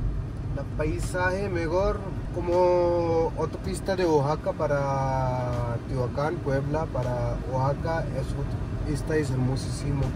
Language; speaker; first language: Spanish; non-native, learner; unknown